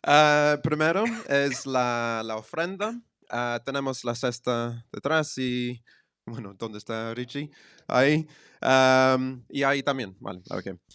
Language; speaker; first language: Spanish; non-native, fluent; English